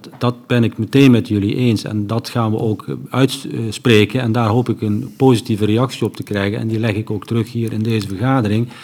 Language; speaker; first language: Dutch; native; Dutch